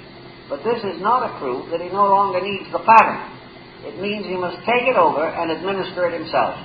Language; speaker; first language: English; native; English